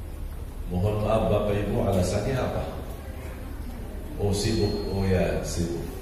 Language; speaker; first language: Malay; non-native, fluent; Arabic